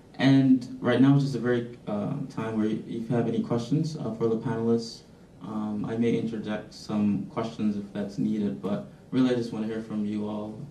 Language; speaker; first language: English; native; English